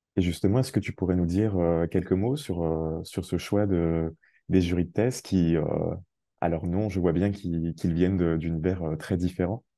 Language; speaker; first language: French; native; French